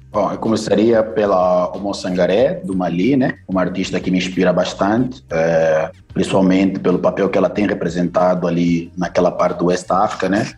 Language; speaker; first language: Portuguese; native; Portuguese